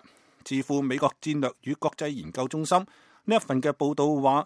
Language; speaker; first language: Chinese; non-native, local second language; Cantonese